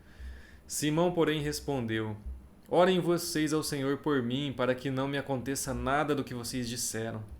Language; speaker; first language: Portuguese; native; Portuguese